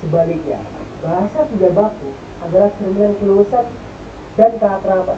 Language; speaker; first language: Indonesian; native; Indonesian